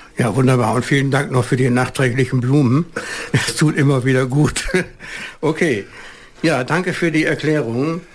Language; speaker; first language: German; native; German